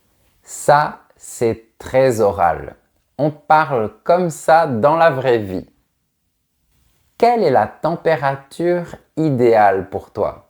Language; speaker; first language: French; native; French